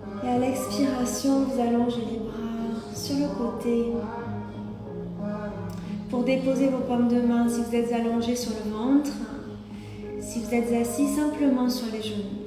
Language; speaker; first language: French; native; French